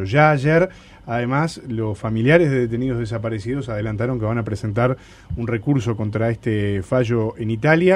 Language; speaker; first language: Spanish; native; Spanish